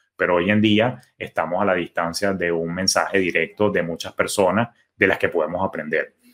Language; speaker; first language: Spanish; native; Spanish